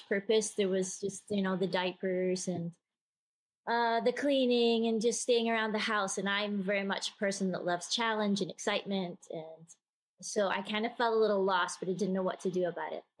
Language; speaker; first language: English; native; English